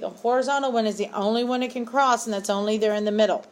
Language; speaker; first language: English; native; English